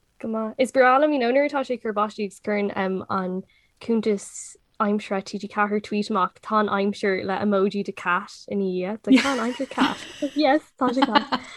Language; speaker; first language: Irish; non-native, local second language; English